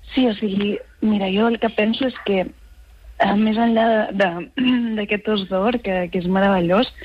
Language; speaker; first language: Catalan; native; Catalan